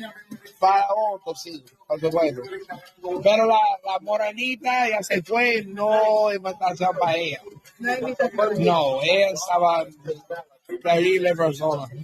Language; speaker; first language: Spanish; non-native, learner; English